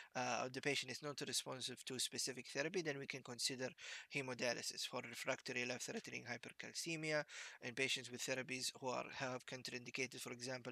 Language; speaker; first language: English; non-native, fluent; Arabic